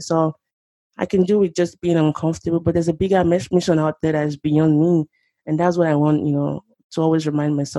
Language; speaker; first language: English; non-native, local second language; Yoruba